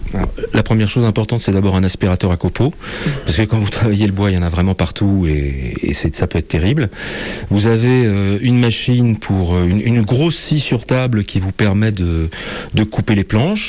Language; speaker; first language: French; native; French